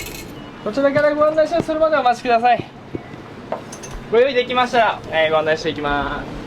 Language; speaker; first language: Japanese; native; Japanese